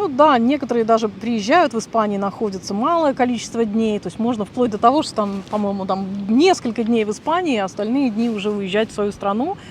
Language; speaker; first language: Russian; native; Russian